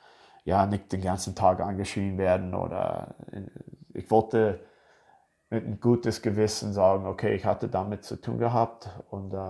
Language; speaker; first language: German; non-native, fluent; English